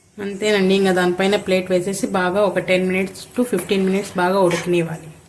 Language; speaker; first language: Telugu; non-native, local second language; Urdu